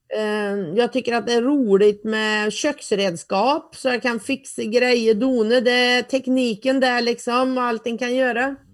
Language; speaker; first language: Swedish; native; Swedish